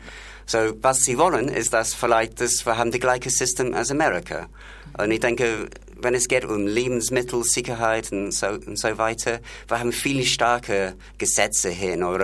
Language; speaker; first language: German; non-native, learner; English